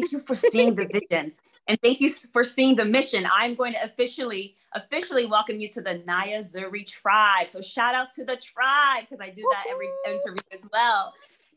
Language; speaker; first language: English; early bilingual, other home language; German